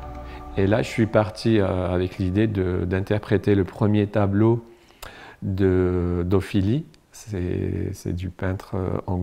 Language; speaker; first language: French; non-native, local second language; Arabic